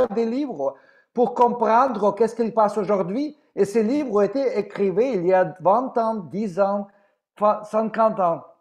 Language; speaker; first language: French; non-native, fluent; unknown